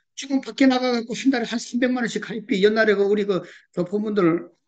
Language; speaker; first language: Korean; early bilingual, heritage; Korean